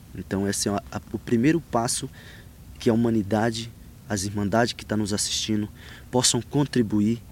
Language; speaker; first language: Portuguese; non-native, local second language; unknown